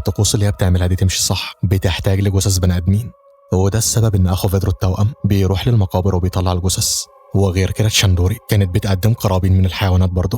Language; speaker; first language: Arabic; native; Arabic